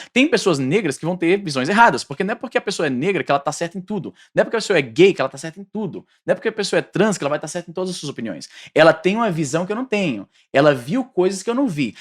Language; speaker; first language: Portuguese; native; Portuguese